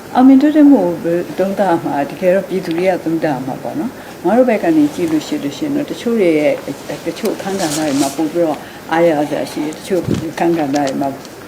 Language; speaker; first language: Burmese; native; Burmese